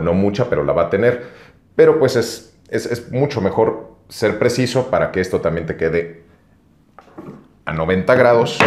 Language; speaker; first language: Spanish; native; Spanish